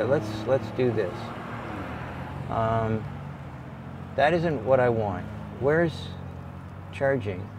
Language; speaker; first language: English; native; English